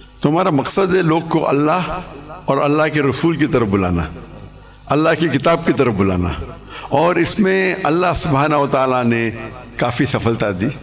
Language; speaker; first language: Urdu; non-native, local second language; English